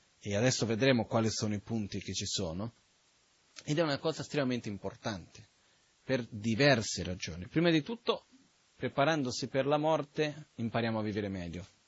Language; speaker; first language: Italian; non-native, fluent; Portuguese